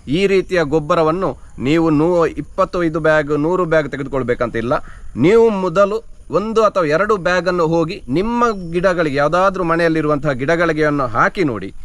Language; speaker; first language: Kannada; native; Kannada